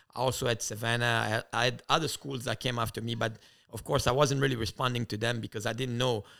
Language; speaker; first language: English; early bilingual, other home language; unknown